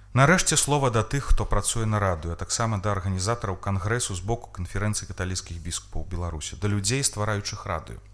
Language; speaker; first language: Belarusian; native; Belarusian